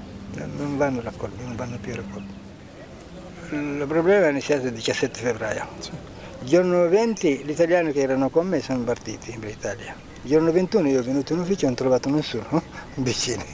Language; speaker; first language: Italian; non-native, fluent; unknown